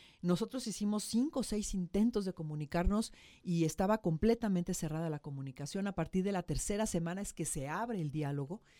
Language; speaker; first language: Spanish; native; Spanish